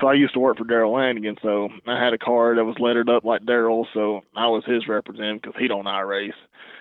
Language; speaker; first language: English; native; English